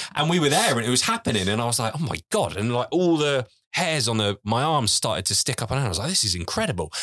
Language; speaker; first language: English; native; English